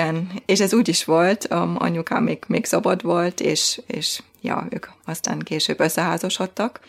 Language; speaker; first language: Hungarian; non-native, fluent; German